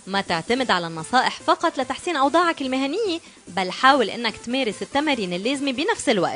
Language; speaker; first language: Arabic; native; Arabic